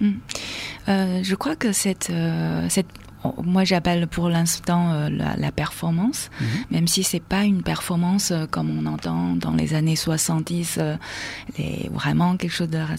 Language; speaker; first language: French; non-native, fluent; Chinese